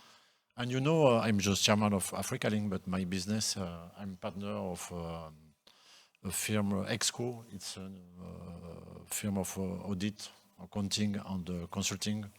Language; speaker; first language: English; non-native, local second language; French